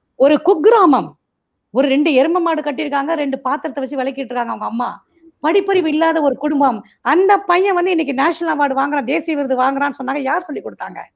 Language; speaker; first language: Tamil; non-native, local second language; Marathi